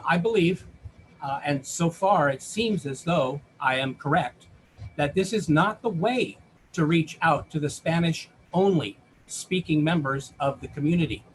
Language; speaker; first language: English; native; English